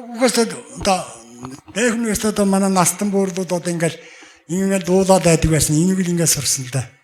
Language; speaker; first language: Mongolian; native; Mongolian